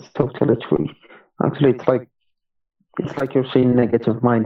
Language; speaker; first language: English; non-native, fluent; Arabic